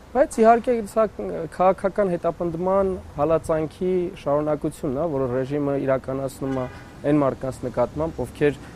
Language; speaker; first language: Armenian; native; Armenian